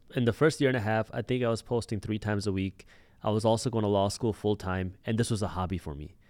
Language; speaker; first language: English; early bilingual, other home language; Punjabi